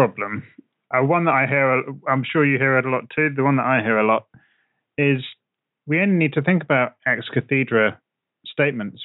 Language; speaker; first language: English; native; English